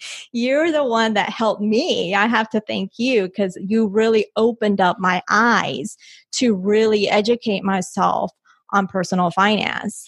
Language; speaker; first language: English; early bilingual, other home language; Spanish